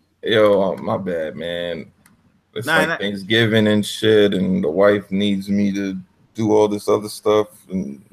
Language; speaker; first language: English; native; English